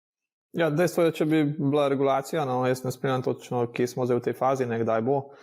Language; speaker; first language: Slovenian; native; Slovenian